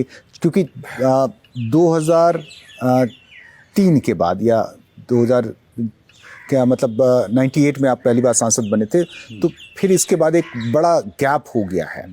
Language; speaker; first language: Hindi; native; Hindi